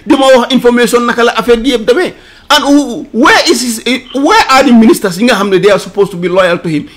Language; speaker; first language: English; non-native, local second language; Wolof